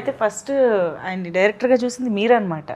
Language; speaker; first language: Telugu; native; Telugu